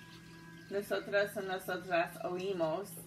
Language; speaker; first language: Spanish; non-native, fluent; English